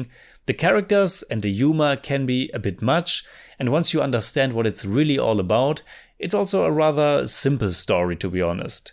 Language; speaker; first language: English; non-native, fluent; German